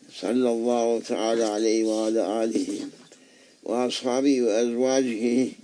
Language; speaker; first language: Arabic; non-native, fluent; Turkish